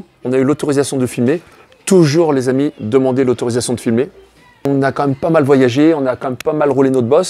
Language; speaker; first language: French; native; French